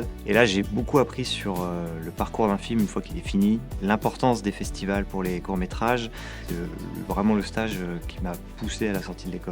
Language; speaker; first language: French; native; French